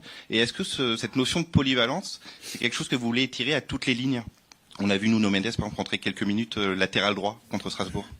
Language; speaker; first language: French; native; French